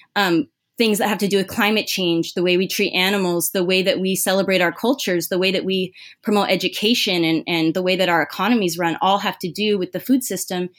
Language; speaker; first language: English; native; English